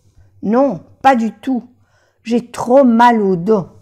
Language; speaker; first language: French; non-native, fluent; Spanish